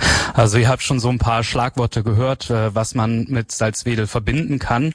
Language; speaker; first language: German; native; German